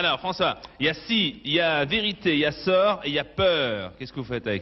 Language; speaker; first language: French; native; French